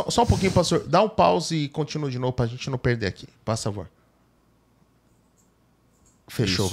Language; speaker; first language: Portuguese; native; Portuguese